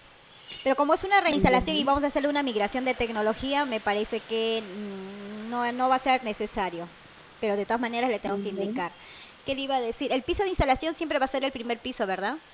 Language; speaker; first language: Spanish; native; Spanish